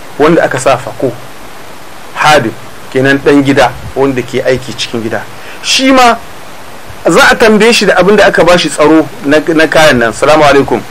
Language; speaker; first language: Hausa; native; Hausa